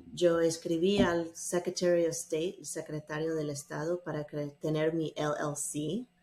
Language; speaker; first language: Spanish; non-native, fluent; English